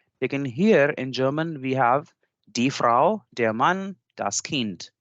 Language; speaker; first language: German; non-native, fluent; Urdu